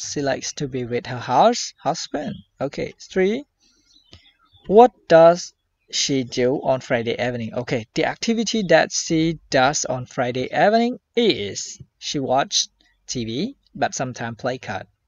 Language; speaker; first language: English; non-native, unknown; Khmer